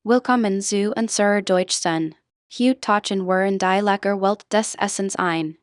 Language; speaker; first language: German; non-native, fluent; English